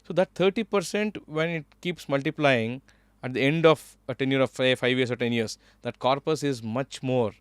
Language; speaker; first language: English; non-native, local second language; Kannada